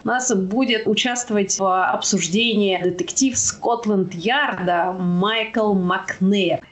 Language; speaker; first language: Russian; native; Russian